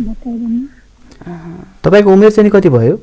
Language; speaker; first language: Nepali; native; Nepali